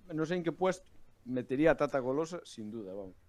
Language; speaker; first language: Spanish; native; Spanish